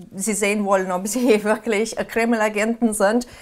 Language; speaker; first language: German; non-native, fluent; Ukrainian